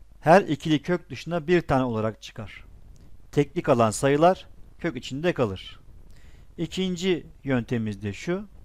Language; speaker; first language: Turkish; native; Turkish